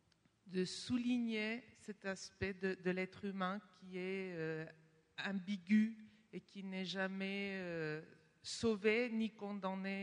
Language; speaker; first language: French; non-native, fluent; Spanish